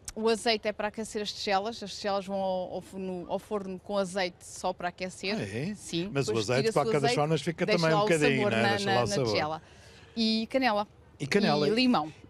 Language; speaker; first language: Portuguese; native; Portuguese